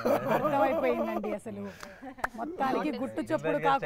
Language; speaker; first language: Telugu; native; Telugu